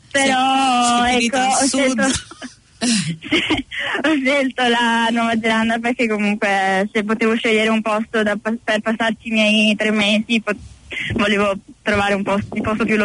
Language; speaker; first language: Italian; native; Italian